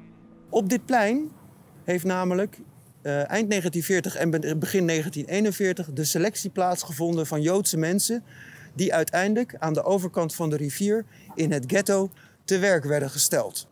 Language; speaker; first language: Dutch; native; Dutch